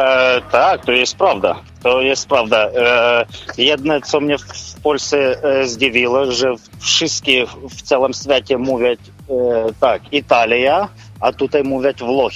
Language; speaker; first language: Polish; non-native, learner; Ukrainian